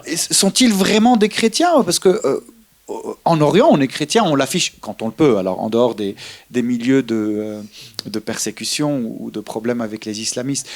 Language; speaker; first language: French; non-native, local second language; Arabic